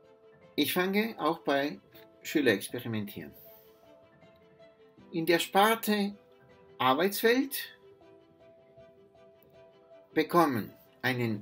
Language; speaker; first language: German; non-native, fluent; Spanish